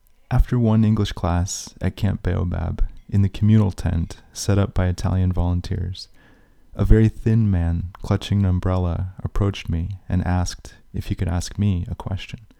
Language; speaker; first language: English; native; English